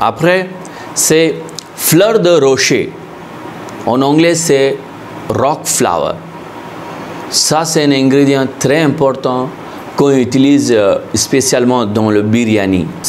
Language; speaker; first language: French; non-native, fluent; Hindi